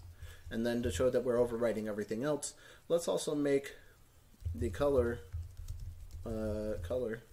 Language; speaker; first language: English; native; English